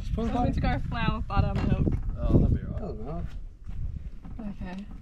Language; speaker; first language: English; native; English